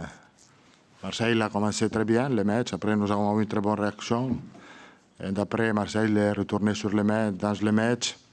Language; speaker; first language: French; non-native, learner; Italian